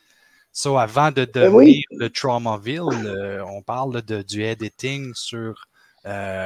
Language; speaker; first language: French; native; French